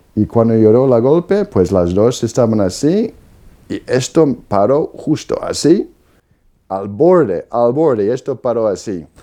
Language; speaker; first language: Spanish; non-native, fluent; Polish